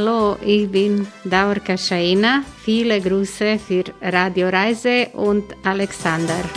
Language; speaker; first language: German; non-native, learner; Croatian